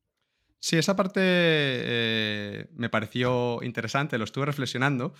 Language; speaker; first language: Spanish; native; Spanish